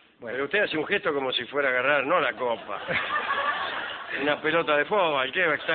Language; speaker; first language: Spanish; native; Spanish